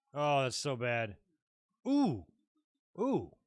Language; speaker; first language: English; native; English